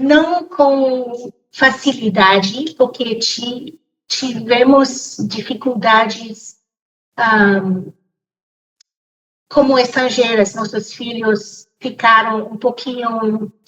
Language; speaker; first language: Portuguese; non-native, fluent; English